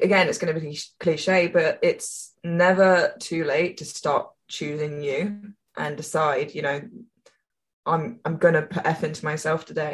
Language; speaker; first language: English; native; English